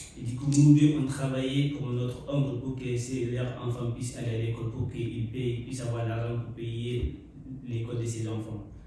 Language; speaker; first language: French; non-native, local second language; Fula